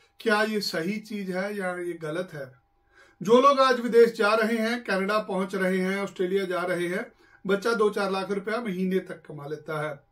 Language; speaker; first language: Hindi; non-native, local second language; Punjabi